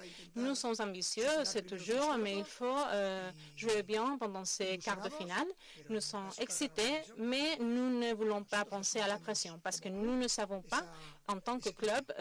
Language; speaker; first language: French; non-native, fluent; Spanish